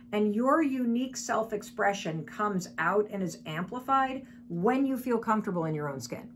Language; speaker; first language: English; native; English